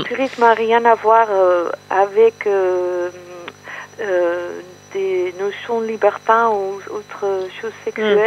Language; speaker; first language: French; non-native, fluent; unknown